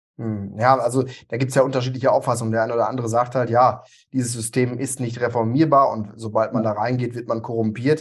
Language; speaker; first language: German; native; German